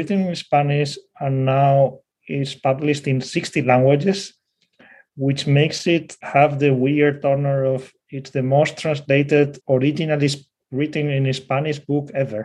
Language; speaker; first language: English; non-native, fluent; Spanish